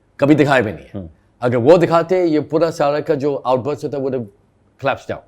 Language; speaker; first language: Hindi; early bilingual, heritage; Hindi